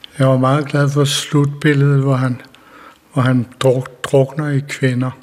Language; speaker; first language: Danish; native; Danish